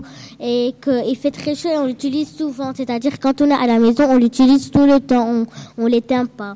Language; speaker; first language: French; non-native, local second language; Arabic